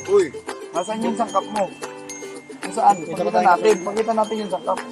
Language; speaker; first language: Filipino; non-native, local second language; Iloko